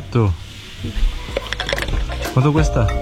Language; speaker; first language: Spanish; non-native, learner; French